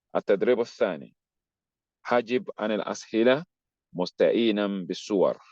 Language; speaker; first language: Arabic; non-native, fluent; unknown